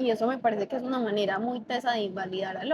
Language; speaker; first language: Spanish; native; Spanish